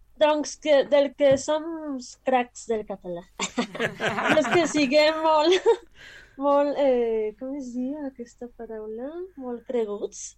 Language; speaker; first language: Catalan; non-native, learner; Spanish